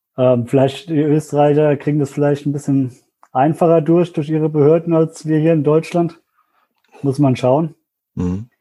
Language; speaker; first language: German; native; German